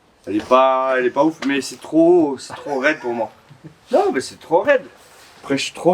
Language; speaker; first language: French; native; French